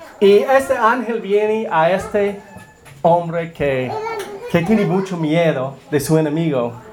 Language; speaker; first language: Spanish; non-native, learner; English